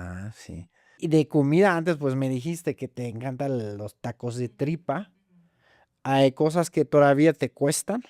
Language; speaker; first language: Spanish; non-native, fluent; German